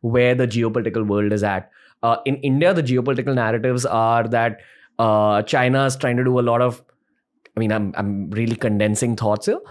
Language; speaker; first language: English; non-native, local second language; Hindi